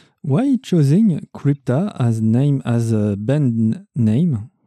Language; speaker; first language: English; non-native, learner; French